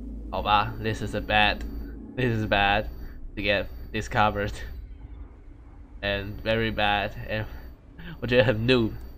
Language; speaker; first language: English; non-native, learner; Chinese